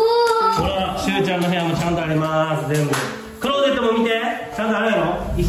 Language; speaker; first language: Japanese; native; Japanese